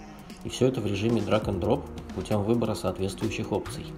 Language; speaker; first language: Russian; native; Russian